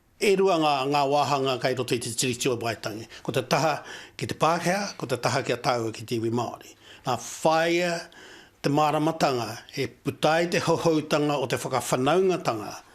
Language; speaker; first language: Māori; native; Māori